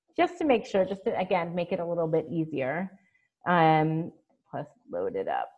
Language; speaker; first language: English; native; English